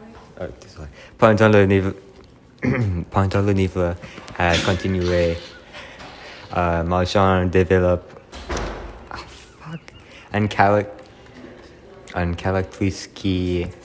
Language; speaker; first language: French; non-native, learner; English